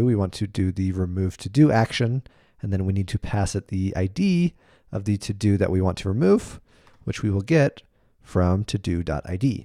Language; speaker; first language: English; native; English